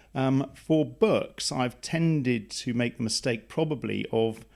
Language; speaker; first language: English; native; English